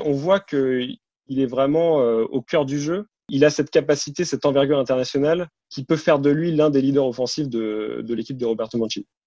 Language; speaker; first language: French; native; French